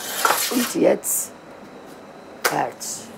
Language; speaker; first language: German; non-native, learner; Turkish